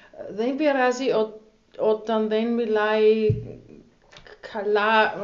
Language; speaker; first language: Greek; non-native, learner; German